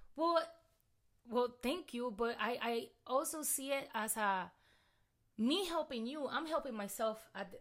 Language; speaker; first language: English; non-native, fluent; Spanish